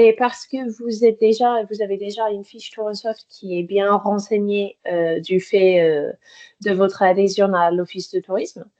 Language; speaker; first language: French; native; French